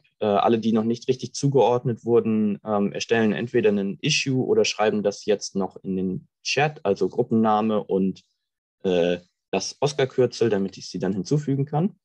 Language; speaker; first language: German; native; German